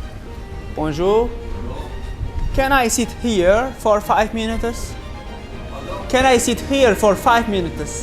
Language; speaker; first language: English; non-native, learner; Uzbek